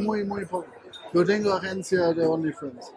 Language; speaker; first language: Spanish; non-native, learner; German